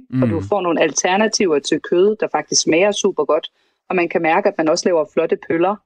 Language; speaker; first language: Danish; native; Danish